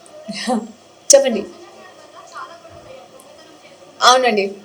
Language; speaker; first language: Telugu; non-native, learner; Hindi